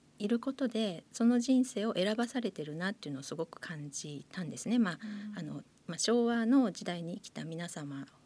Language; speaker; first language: Japanese; native; Japanese